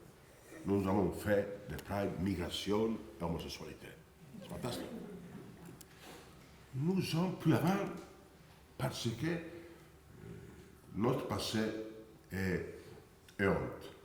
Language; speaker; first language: French; non-native, fluent; Italian